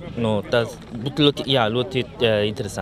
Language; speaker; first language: Latvian; non-native, learner; Korean